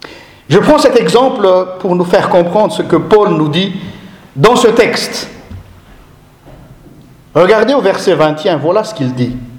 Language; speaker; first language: French; non-native, local second language; Malagasy